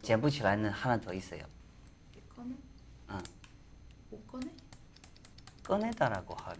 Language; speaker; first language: Korean; non-native, fluent; Chinese